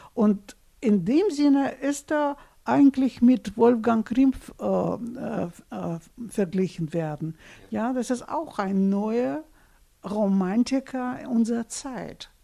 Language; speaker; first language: German; non-native, fluent; Russian